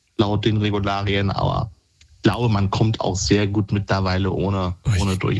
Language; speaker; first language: German; native; German